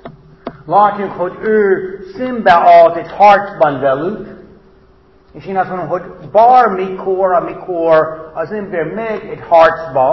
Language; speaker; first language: Hungarian; non-native, fluent; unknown